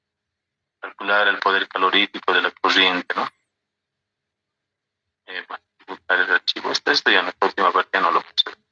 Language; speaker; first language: Spanish; native; Spanish